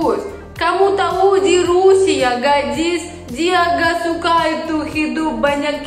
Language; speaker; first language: Indonesian; non-native, learner; Russian